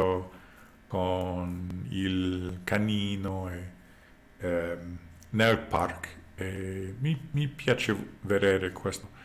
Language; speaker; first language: Italian; non-native, learner; English